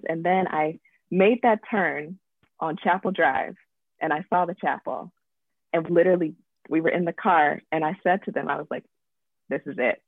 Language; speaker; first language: English; native; English